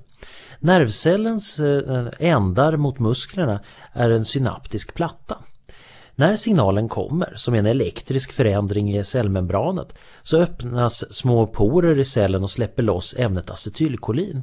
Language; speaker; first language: Swedish; native; Swedish